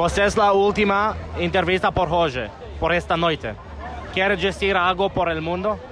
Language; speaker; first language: Portuguese; non-native, learner; Hebrew